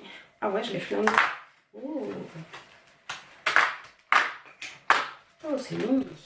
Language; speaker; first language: French; native; French